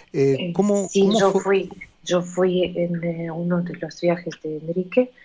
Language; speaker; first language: Spanish; non-native, fluent; Ukrainian